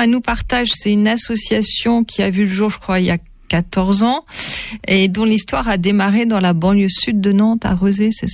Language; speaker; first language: French; native; French